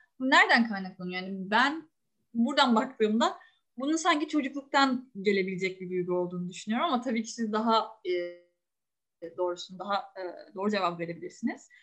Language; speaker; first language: Turkish; native; Turkish